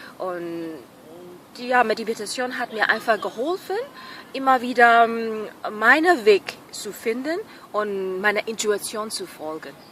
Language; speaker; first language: German; non-native, fluent; Burmese